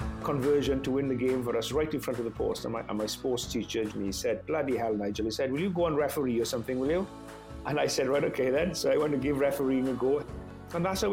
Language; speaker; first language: English; non-native, local second language; Welsh